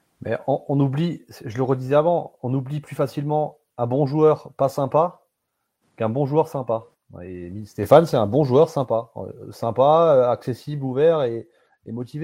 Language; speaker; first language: French; native; French